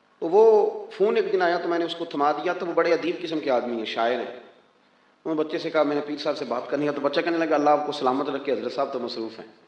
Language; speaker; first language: Urdu; non-native, local second language; Punjabi